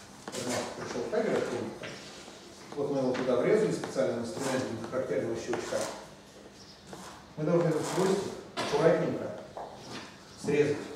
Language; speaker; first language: Russian; native; Russian